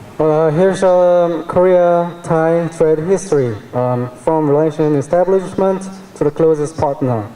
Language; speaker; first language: English; non-native, fluent; Korean